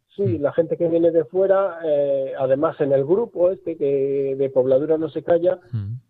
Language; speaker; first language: Spanish; native; Spanish